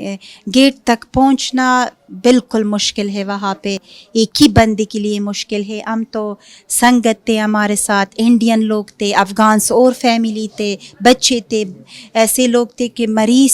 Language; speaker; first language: Hindi; non-native, fluent; Punjabi